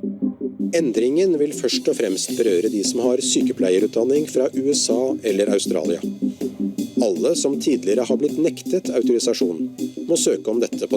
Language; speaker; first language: Norwegian; native; Norwegian